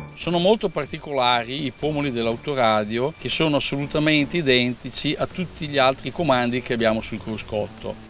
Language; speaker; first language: Italian; native; Italian